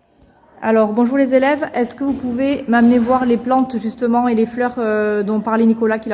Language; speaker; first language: French; native; French